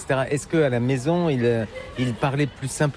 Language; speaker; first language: French; native; French